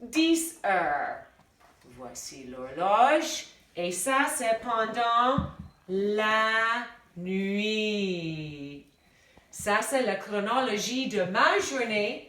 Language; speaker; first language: French; non-native, fluent; English